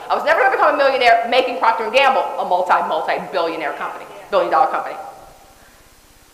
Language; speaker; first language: English; native; English